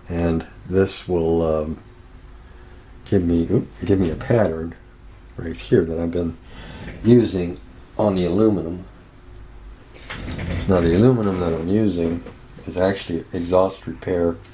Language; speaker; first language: English; native; English